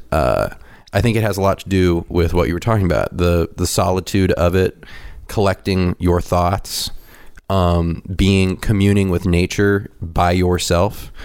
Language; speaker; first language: English; native; English